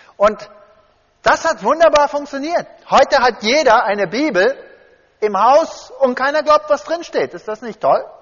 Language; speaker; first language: German; early bilingual, heritage; German